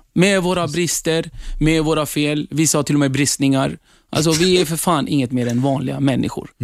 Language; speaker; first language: Swedish; early bilingual, other home language; Kurdish